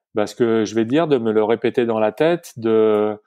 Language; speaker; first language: French; native; French